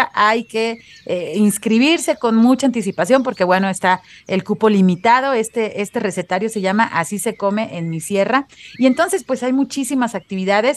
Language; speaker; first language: Spanish; native; Spanish